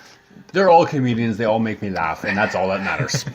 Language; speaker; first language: English; native; English